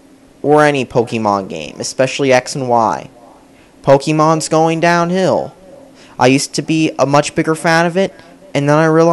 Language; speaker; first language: English; native; English